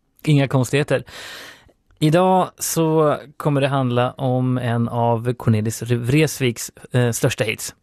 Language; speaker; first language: Swedish; native; Swedish